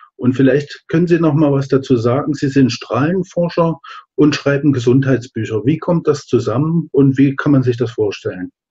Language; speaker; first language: German; native; German